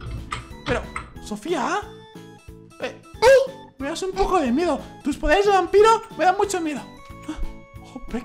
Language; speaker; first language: Spanish; native; Spanish